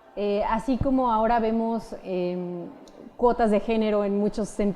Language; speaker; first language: Spanish; native; Spanish